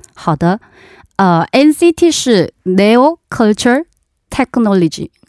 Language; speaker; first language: Chinese; non-native, fluent; Korean